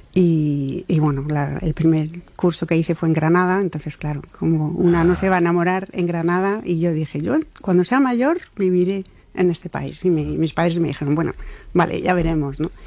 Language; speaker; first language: Spanish; non-native, fluent; French